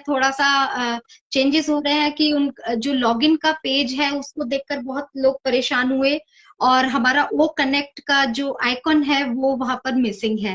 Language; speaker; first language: Hindi; native; Hindi